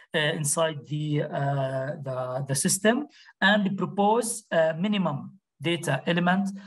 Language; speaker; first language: English; non-native, fluent; Arabic